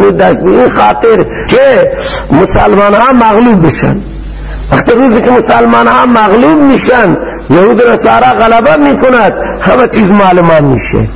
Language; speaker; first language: Persian; native; Persian